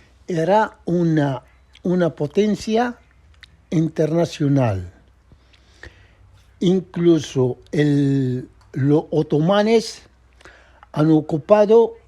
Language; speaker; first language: Spanish; non-native, fluent; Arabic